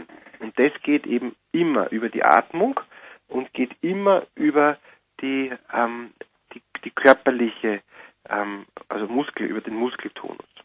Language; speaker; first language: German; native; German